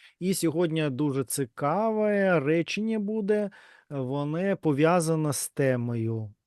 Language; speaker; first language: Ukrainian; non-native, learner; Russian